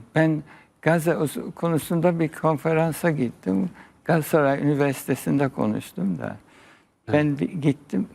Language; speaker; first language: Turkish; early bilingual, heritage; Arabic